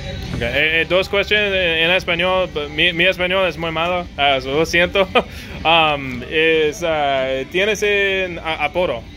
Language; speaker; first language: Spanish; non-native, learner; English